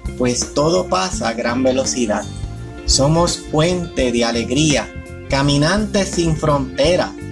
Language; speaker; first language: Spanish; native; Spanish